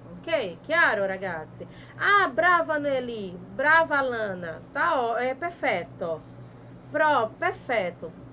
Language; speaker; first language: Italian; non-native, fluent; Portuguese